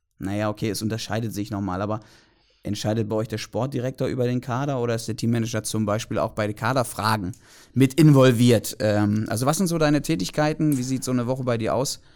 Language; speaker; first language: German; native; German